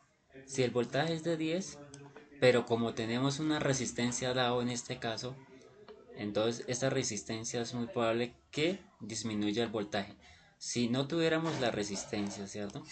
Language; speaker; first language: Spanish; native; Spanish